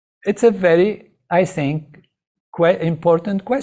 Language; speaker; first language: English; non-native, fluent; Arabic